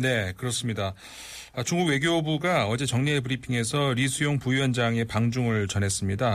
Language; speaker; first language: Korean; native; Korean